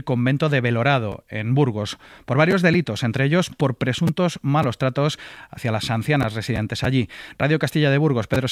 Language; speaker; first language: Spanish; native; Spanish